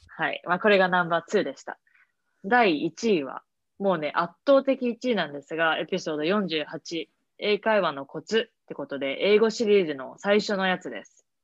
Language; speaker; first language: Japanese; native; Japanese